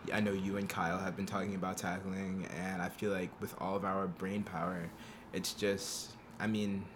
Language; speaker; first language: English; native; English